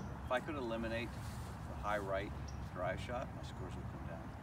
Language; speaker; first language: English; native; English